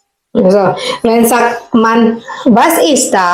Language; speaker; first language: German; non-native, learner; Indonesian